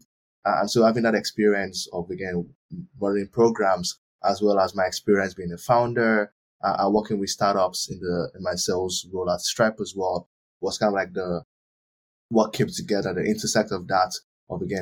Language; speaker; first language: English; non-native, local second language; Yoruba